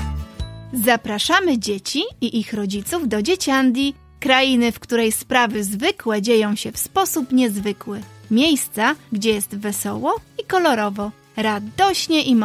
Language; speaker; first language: Polish; native; Polish